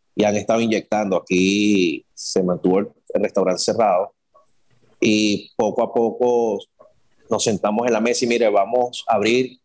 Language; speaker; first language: Spanish; native; Spanish